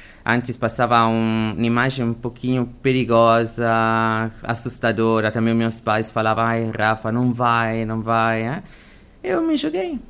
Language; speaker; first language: Portuguese; non-native, fluent; Italian